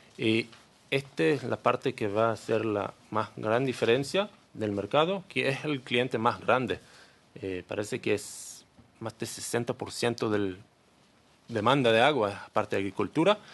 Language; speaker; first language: Spanish; non-native, learner; Hebrew